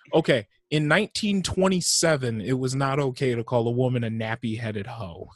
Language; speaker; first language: English; native; English